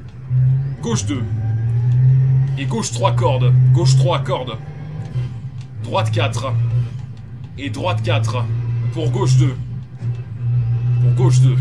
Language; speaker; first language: French; native; French